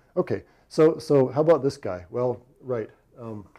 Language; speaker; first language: English; native; English